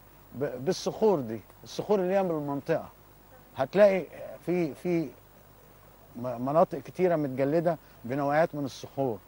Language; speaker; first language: Arabic; native; Arabic